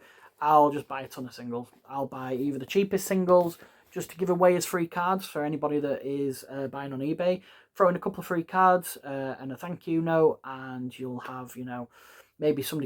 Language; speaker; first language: English; native; English